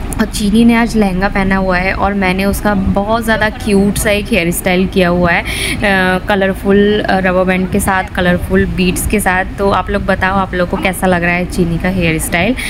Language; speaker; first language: Hindi; non-native, local second language; Bangla